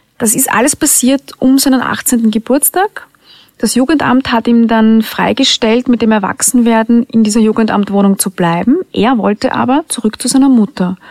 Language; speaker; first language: German; native; German